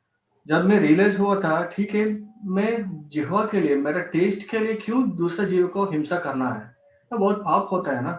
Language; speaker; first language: Hindi; non-native, local second language; Telugu